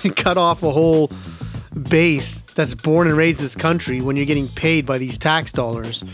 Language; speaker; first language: English; early bilingual, other home language; Punjabi